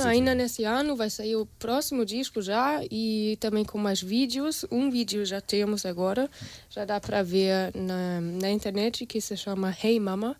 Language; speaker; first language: Portuguese; non-native, fluent; German